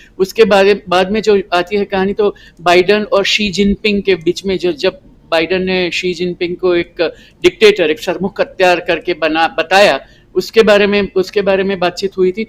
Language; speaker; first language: Hindi; non-native, local second language; Gujarati